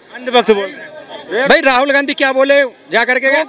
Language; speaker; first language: Hindi; native; Hindi